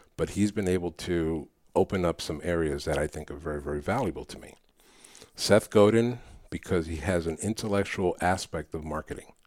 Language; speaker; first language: English; early bilingual, other home language; Spanish